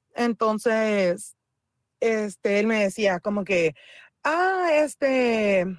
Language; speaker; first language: Spanish; native; Spanish